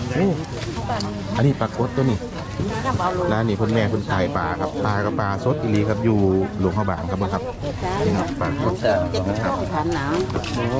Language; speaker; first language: Thai; native; Thai